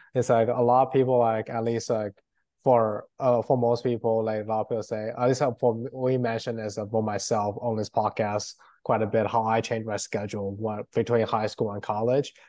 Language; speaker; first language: English; non-native, fluent; Chinese